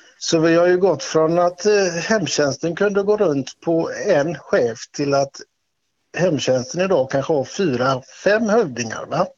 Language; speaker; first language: Swedish; native; Swedish